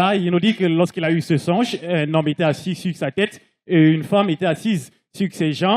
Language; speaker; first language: French; non-native, local second language; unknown